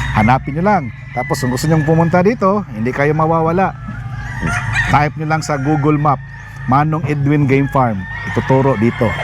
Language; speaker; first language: Filipino; non-native, local second language; Cebuano